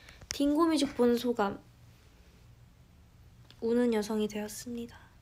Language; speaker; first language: Korean; native; Korean